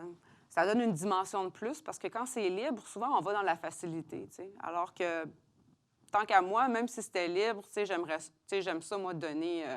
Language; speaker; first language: French; native; French